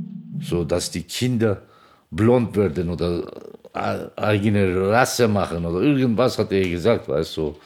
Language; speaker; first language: German; non-native, fluent; Turkish